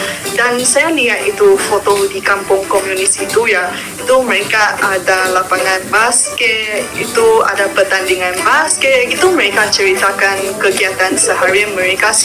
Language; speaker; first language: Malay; non-native, local second language; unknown